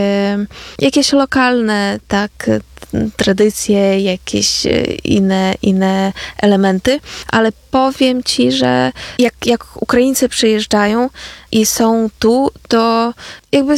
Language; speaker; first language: Polish; non-native, fluent; Ukrainian